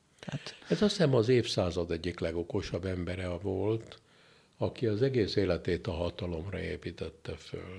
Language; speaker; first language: Hungarian; native; Hungarian